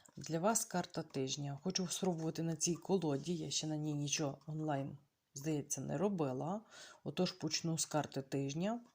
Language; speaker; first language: Ukrainian; native; Ukrainian